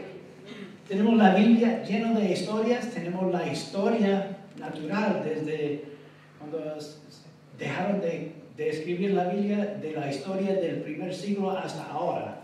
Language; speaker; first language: Spanish; non-native, fluent; English